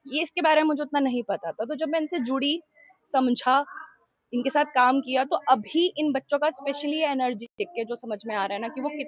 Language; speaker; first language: Hindi; native; Hindi